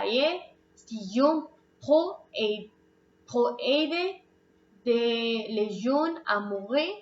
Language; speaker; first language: French; non-native, learner; Spanish